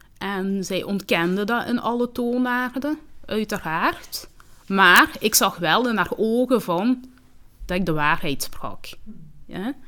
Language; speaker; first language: Dutch; early bilingual, other home language; Kinyarwanda